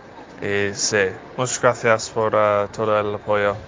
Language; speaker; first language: Spanish; non-native, fluent; English